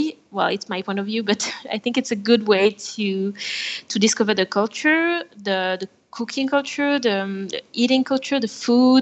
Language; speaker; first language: English; non-native, fluent; French